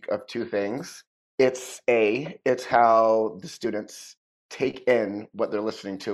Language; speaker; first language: English; native; English